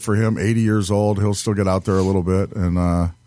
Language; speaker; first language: English; native; English